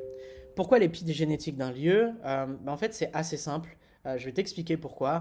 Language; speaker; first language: French; native; French